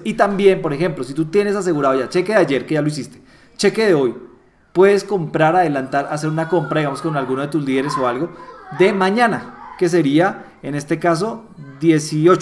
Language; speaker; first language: Spanish; native; Spanish